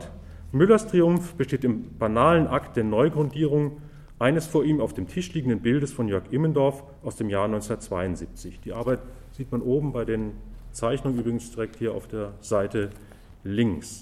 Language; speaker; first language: German; native; German